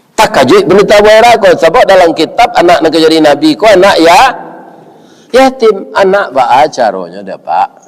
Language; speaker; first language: Malay; non-native, local second language; Minangkabau